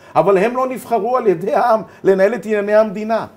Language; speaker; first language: Hebrew; native; Hebrew